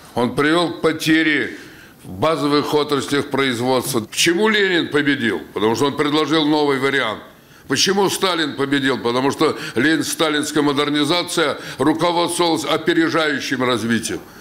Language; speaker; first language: Russian; native; Russian